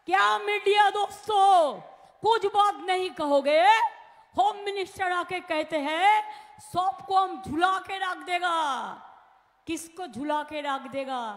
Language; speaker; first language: Hindi; non-native, local second language; Bangla